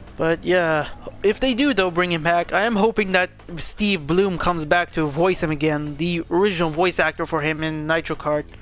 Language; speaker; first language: English; native; English